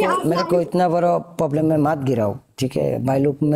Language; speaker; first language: Hindi; non-native, fluent; Bangla